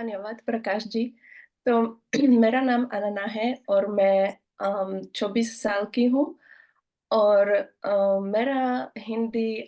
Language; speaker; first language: Hindi; non-native, learner; Slovak